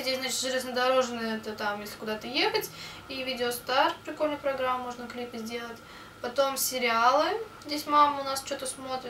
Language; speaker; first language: Russian; native; Russian